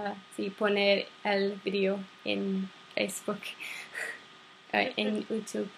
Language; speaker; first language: Spanish; non-native, learner; English